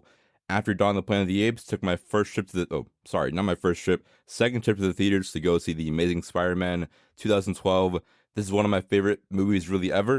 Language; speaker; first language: English; native; English